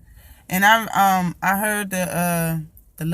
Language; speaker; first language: English; native; English